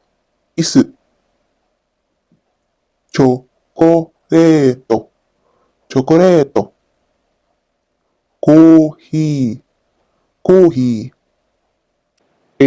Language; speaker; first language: Japanese; non-native, learner; Filipino